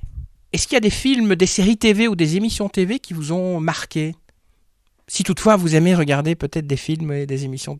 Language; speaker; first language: French; native; French